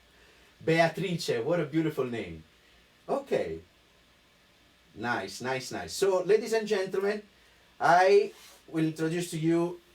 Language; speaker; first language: English; non-native, fluent; Italian